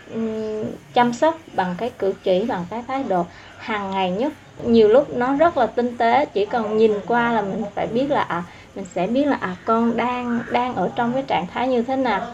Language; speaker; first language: Vietnamese; non-native, local second language; Eastern Cham